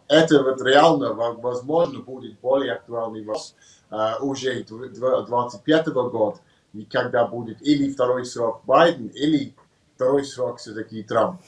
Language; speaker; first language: Russian; non-native, learner; English